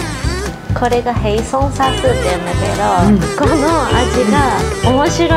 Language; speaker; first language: Japanese; early bilingual, heritage; Chinese